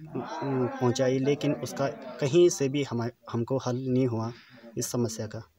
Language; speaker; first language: Hindi; native; Hindi